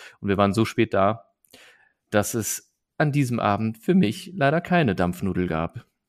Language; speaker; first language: German; native; German